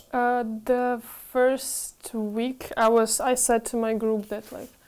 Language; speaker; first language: English; non-native, fluent; Ukrainian